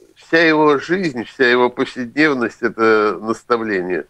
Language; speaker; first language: Russian; native; Russian